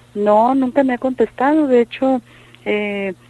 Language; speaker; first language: Spanish; native; Spanish